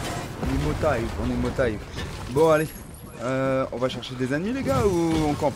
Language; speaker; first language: French; native; French